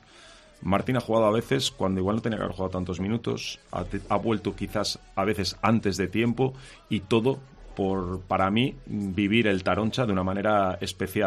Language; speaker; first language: Spanish; native; Spanish